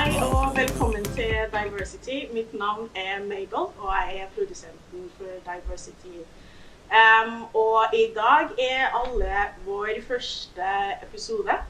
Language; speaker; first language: Norwegian; non-native, fluent; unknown